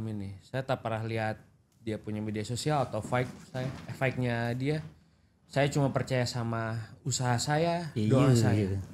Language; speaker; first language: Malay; non-native, local second language; Indonesian